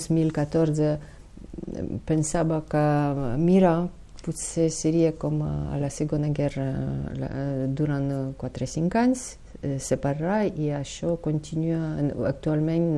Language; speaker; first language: Catalan; non-native, fluent; Ukrainian